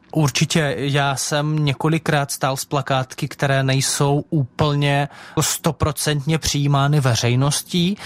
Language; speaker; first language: Czech; non-native, fluent; Russian